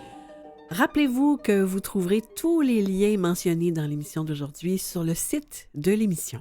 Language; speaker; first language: French; native; French